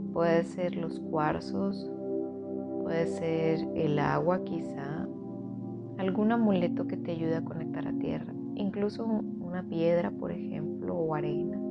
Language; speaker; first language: Spanish; native; Spanish